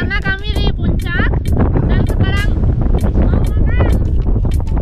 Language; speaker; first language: Indonesian; non-native, fluent; Spanish